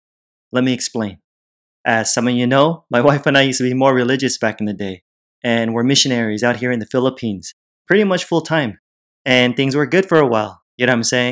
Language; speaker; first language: English; native; English